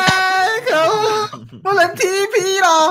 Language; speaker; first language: Chinese; native; Chinese